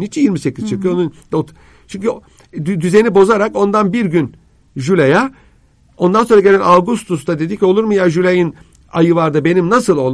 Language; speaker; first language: Turkish; native; Turkish